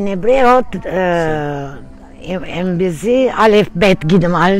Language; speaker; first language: Spanish; early bilingual, heritage; Turkish